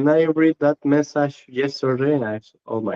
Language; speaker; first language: English; non-native, learner; Spanish